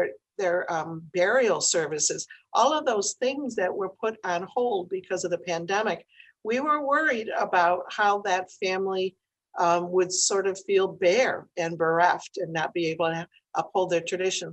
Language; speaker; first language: English; native; English